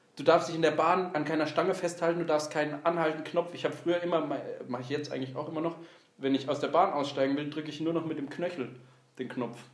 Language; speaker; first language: German; early bilingual, other home language; Turkish